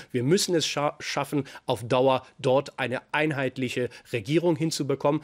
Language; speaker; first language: German; early bilingual, other home language; Persian